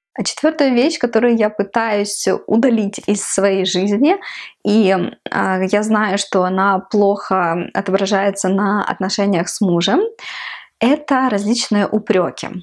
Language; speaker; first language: Russian; non-native, local second language; Ukrainian